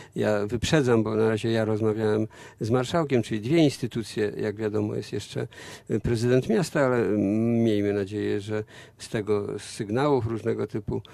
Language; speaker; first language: Polish; native; Polish